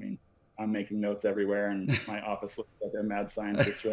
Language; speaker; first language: English; native; English